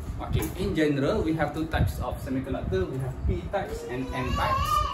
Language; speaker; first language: English; non-native, local second language; Malay